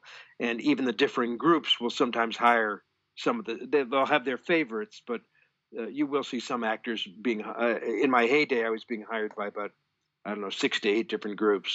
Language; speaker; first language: English; native; English